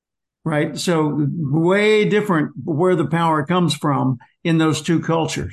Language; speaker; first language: English; native; English